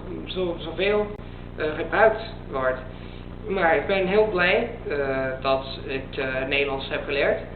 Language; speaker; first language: Dutch; non-native, learner; Italian